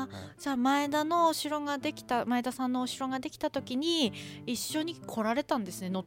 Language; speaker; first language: Japanese; native; Japanese